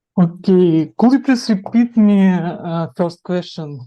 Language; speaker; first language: English; non-native, learner; Russian